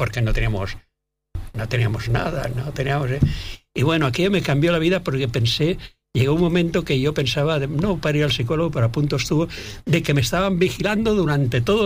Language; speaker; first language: Spanish; native; Spanish